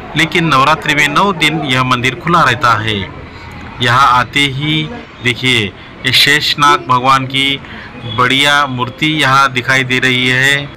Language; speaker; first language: Hindi; non-native, local second language; Marathi